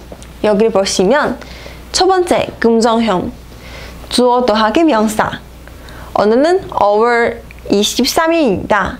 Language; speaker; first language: Korean; non-native, fluent; Chinese